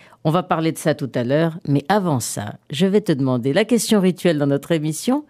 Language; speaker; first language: French; native; French